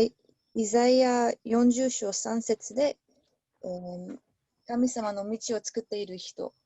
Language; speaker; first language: Japanese; non-native, learner; English